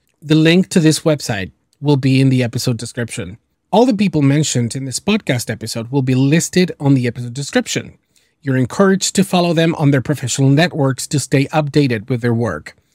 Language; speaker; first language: English; early bilingual, other home language; Spanish